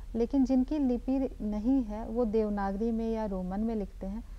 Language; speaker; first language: Hindi; native; Hindi